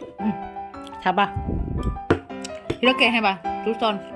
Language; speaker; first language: Korean; non-native, learner; Thai